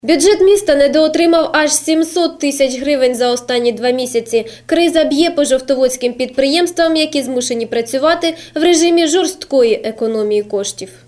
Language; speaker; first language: Ukrainian; native; Ukrainian